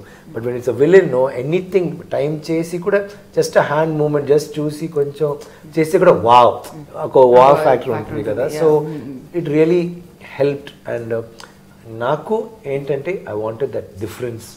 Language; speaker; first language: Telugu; non-native, learner; Tamil